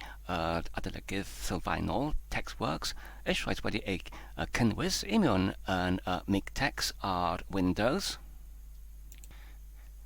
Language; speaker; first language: Welsh; non-native, fluent; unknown